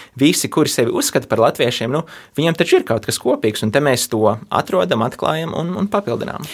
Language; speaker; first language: Latvian; early bilingual, heritage; Latvian